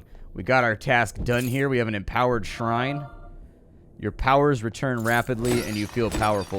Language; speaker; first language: English; native; English